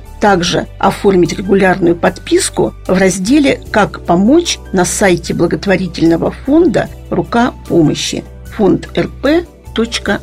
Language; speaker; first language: Russian; native; Russian